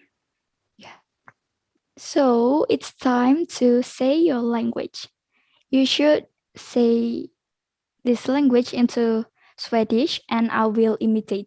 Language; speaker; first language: English; non-native, learner; Indonesian